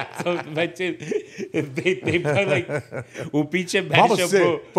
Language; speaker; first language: English; native; English